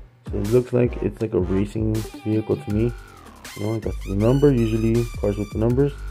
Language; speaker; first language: English; early bilingual, other home language; Spanish